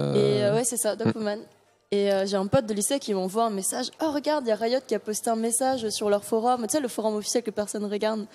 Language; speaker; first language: French; early bilingual, other home language; Korean